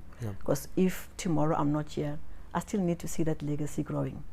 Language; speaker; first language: English; non-native, local second language; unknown